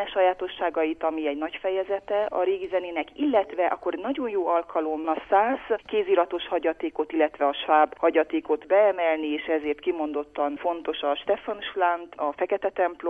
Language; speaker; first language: Hungarian; native; Hungarian